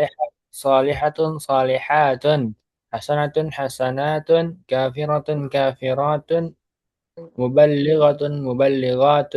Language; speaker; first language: Arabic; non-native, learner; Indonesian